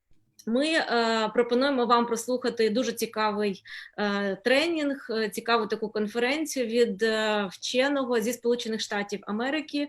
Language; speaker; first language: Ukrainian; native; Ukrainian